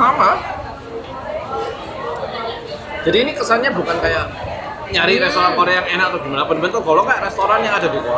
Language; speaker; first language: Indonesian; early bilingual, other home language; Korean